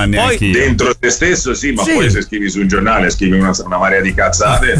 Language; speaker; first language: Italian; native; Italian